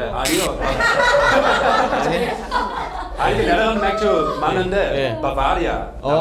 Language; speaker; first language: Korean; non-native, learner; Dutch